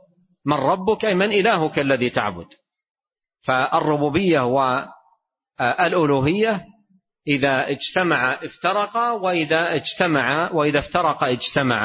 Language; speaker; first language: Arabic; native; Arabic